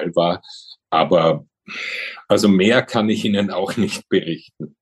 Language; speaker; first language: German; native; German